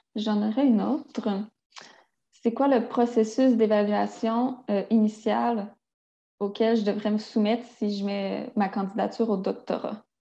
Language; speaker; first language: French; native; French